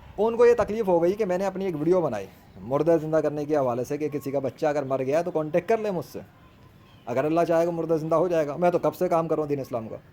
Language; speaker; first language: Urdu; native; Urdu